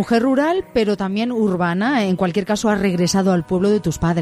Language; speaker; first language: Spanish; native; Spanish